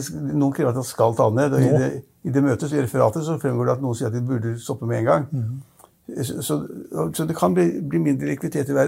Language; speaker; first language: Norwegian; native; Norwegian